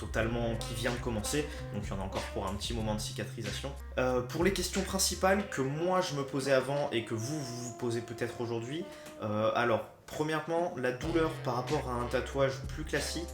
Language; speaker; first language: French; native; French